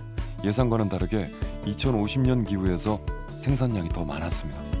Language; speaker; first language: Korean; native; Korean